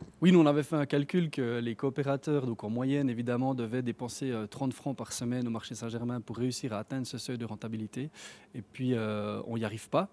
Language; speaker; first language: French; native; French